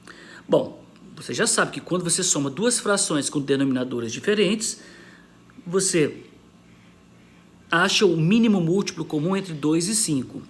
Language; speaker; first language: Portuguese; native; Portuguese